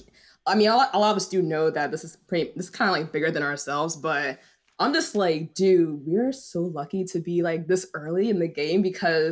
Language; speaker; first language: English; native; English